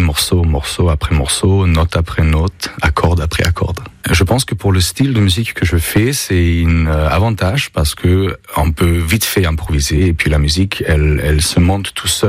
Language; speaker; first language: French; non-native, fluent; German